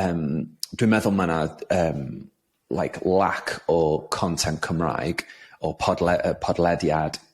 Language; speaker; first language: Welsh; non-native, fluent; English